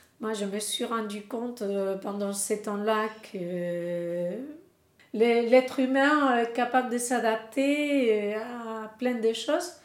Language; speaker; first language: French; non-native, fluent; Spanish